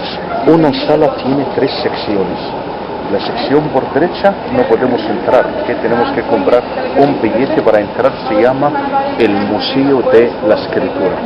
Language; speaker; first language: Spanish; non-native, fluent; Arabic